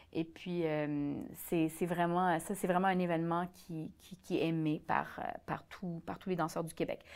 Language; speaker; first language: French; early bilingual, other home language; Polish